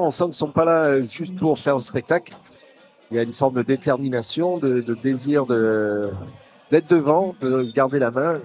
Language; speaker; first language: French; native; French